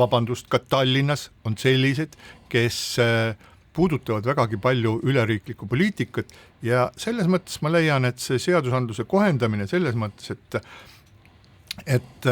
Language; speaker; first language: Estonian; native; Estonian